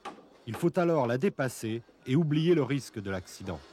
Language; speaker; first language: French; native; French